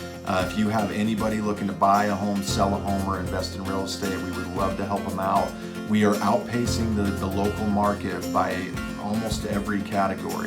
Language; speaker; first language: English; native; English